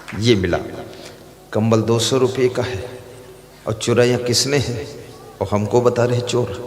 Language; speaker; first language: Hindi; native; Hindi